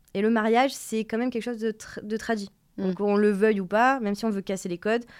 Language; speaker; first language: French; native; French